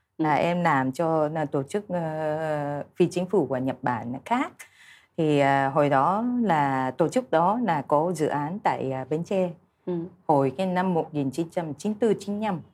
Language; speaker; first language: Vietnamese; non-native, fluent; Japanese